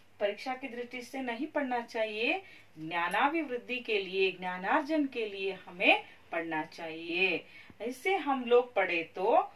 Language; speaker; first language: Hindi; non-native, local second language; Kannada